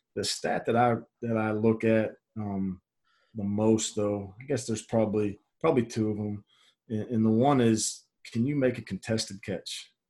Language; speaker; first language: English; native; English